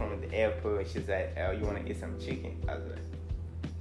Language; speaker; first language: English; early bilingual, other home language; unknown